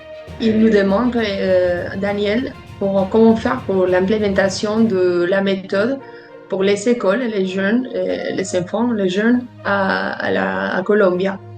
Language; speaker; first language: French; non-native, learner; Italian